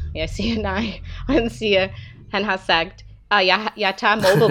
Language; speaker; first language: Danish; non-native, fluent; English